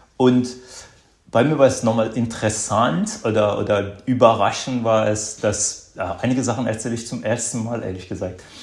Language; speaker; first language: German; non-native, fluent; Azerbaijani